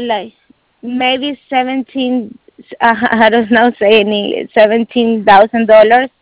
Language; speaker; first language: English; non-native, learner; Spanish